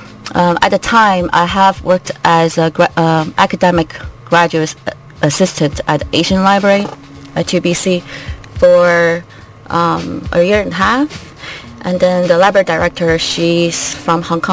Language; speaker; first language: English; non-native, fluent; Chinese